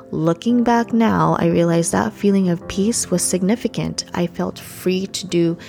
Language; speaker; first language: English; early bilingual, other home language; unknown